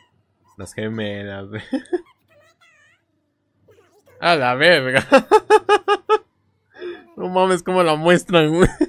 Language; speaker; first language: Spanish; native; Spanish